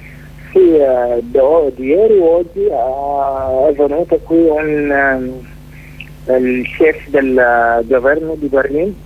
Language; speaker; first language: Italian; non-native, learner; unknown